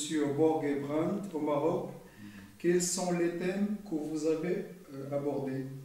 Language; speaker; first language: French; non-native, local second language; Arabic